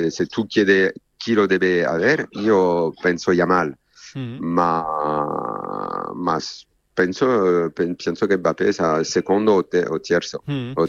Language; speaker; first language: Spanish; non-native, fluent; Italian